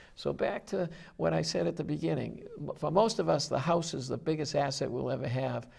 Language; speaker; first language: English; native; English